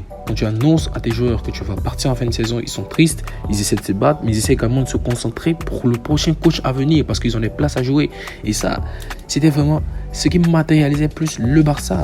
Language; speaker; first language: French; native; French